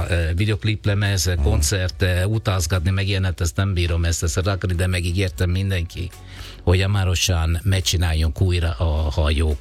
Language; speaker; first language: Hungarian; non-native, learner; Italian